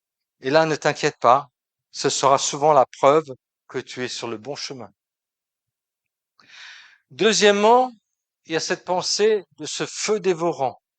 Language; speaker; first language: French; native; French